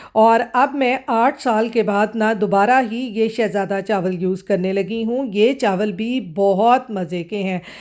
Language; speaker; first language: Urdu; non-native, local second language; Punjabi